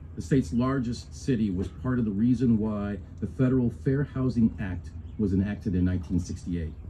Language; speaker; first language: English; native; English